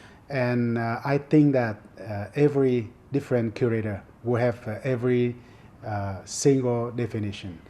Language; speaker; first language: English; non-native, fluent; Vietnamese